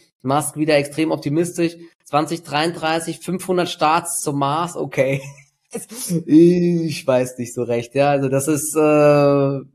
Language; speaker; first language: German; native; German